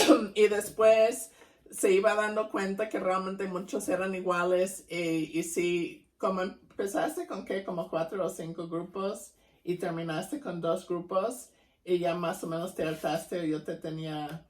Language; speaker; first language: Spanish; non-native, fluent; English